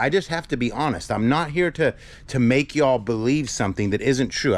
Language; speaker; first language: English; native; English